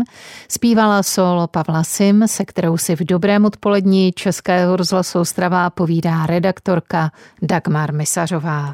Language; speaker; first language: Czech; native; Czech